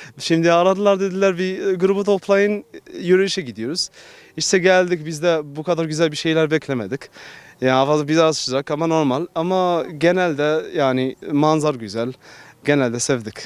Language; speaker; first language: Turkish; non-native, learner; Arabic